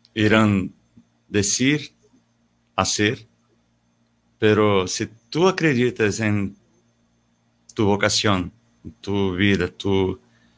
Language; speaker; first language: Spanish; non-native, learner; Portuguese